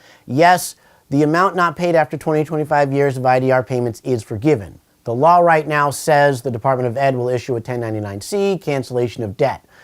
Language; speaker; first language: English; native; English